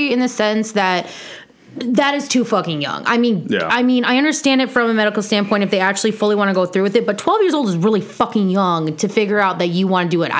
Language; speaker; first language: English; native; English